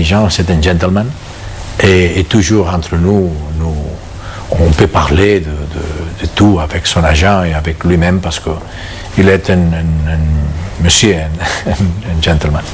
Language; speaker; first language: French; non-native, fluent; Catalan